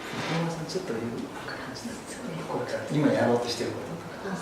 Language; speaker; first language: Japanese; native; Japanese